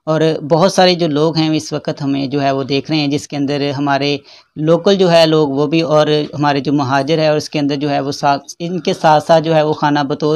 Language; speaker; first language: Urdu; non-native, local second language; Punjabi